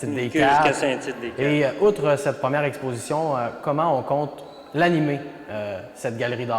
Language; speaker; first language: French; native; French